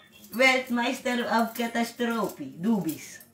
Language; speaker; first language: German; non-native, learner; Waray